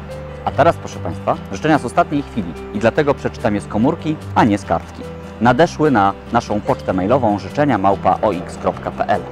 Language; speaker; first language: Polish; native; Polish